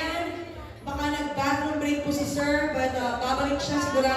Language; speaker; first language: Filipino; native; Filipino